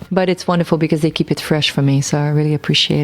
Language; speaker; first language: English; non-native, local second language; French